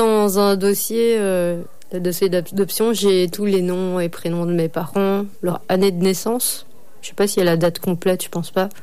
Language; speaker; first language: French; native; French